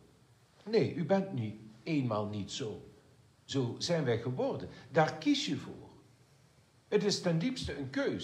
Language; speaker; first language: Dutch; native; Dutch